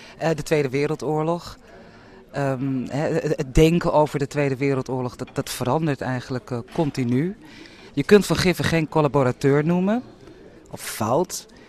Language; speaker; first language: Dutch; native; Dutch